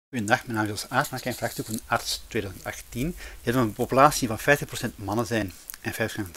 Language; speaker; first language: Dutch; native; Dutch